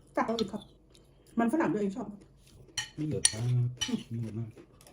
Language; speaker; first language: Thai; native; Thai